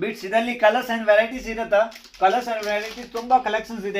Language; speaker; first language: Kannada; non-native, local second language; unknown